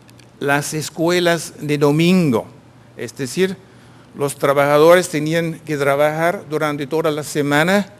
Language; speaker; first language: Spanish; non-native, fluent; German